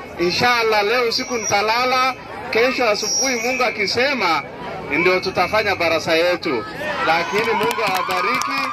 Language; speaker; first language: Swahili; non-native, local second language; Somali